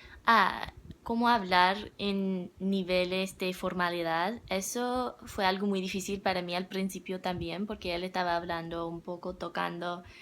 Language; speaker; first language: Spanish; non-native, learner; English